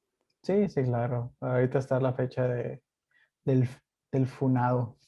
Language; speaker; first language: Spanish; native; Spanish